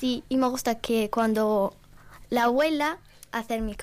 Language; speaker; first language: Spanish; non-native, learner; Ukrainian